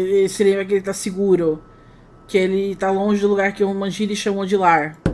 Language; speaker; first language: Portuguese; native; Portuguese